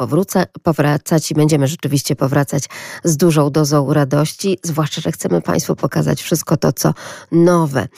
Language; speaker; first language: Polish; native; Polish